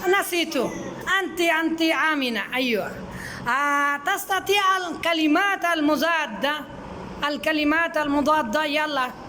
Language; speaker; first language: Arabic; non-native, fluent; Bangla